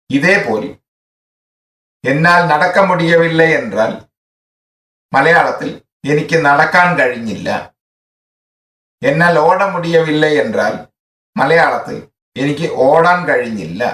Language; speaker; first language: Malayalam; non-native, fluent; Tamil